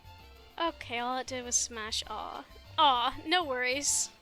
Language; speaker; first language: English; native; English